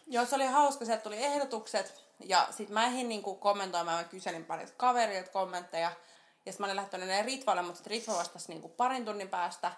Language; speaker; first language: Finnish; native; Finnish